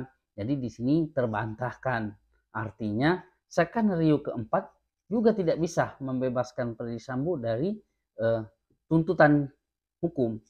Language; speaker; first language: Indonesian; native; Indonesian